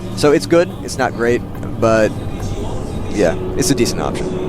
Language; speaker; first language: English; native; English